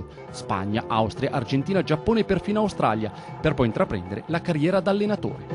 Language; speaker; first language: Italian; native; Italian